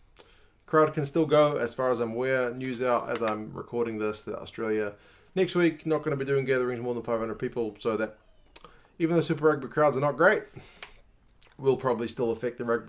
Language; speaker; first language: English; native; English